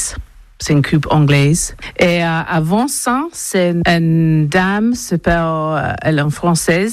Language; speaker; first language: French; non-native, learner; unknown